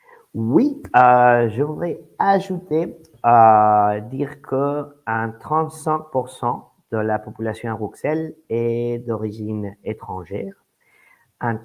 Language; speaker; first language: French; non-native, fluent; Spanish